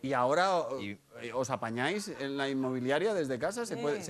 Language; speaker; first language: Spanish; native; Spanish